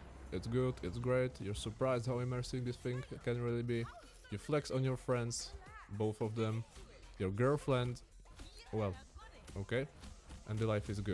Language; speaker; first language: English; non-native, fluent; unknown